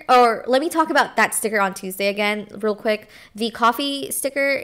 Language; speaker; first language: English; non-native, local second language; Filipino